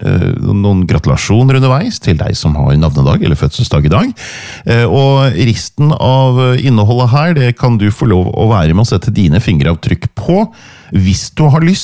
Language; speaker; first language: Norwegian; native; Norwegian